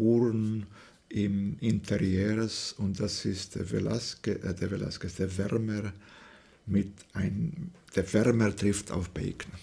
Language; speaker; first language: German; non-native, fluent; Slovak